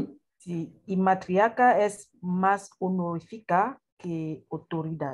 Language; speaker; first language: Spanish; non-native, learner; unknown